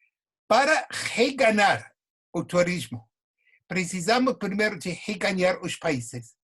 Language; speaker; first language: Portuguese; non-native, fluent; English